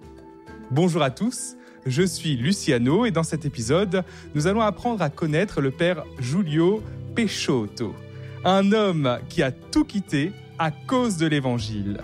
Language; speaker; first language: French; native; French